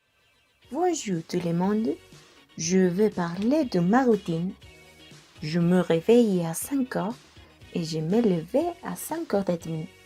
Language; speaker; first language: French; non-native, learner; Spanish